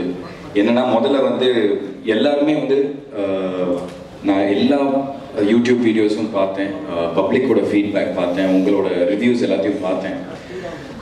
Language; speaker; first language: Tamil; native; Tamil